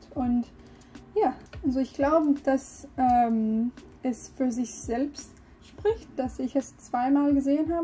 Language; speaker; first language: German; non-native, learner; English